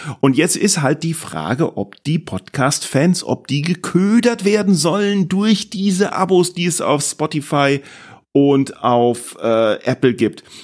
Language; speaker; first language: German; native; German